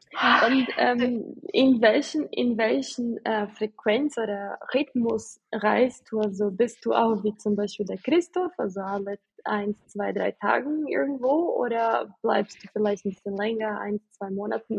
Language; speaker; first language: German; non-native, fluent; Portuguese